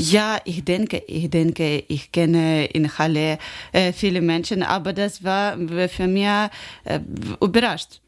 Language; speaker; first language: German; non-native, learner; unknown